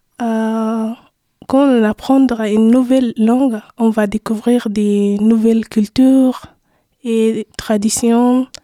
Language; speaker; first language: French; non-native, learner; Arabic